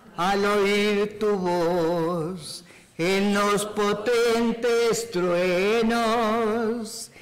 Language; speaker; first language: Spanish; native; Spanish